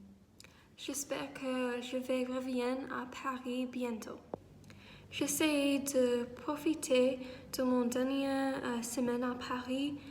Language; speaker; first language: French; non-native, learner; English